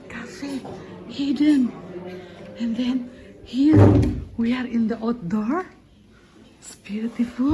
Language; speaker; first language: English; non-native, learner; Indonesian